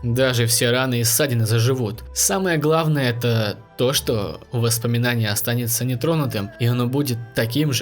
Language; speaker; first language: Russian; native; Russian